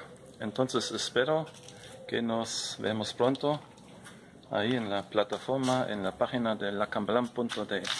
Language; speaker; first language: Spanish; non-native, fluent; German